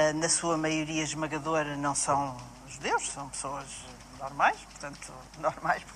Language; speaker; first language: Portuguese; early bilingual, other home language; Yiddish